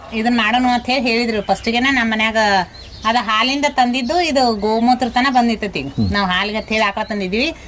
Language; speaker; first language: Kannada; native; Kannada